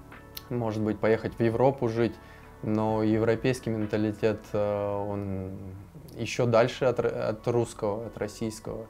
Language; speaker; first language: Russian; native; Russian